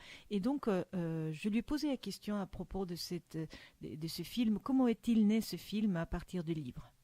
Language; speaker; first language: French; non-native, fluent; Spanish